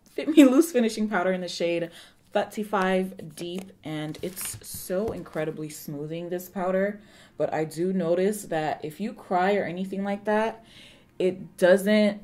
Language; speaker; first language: English; early bilingual, other home language; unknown